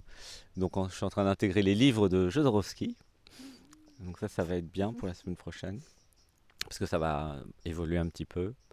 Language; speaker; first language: French; native; French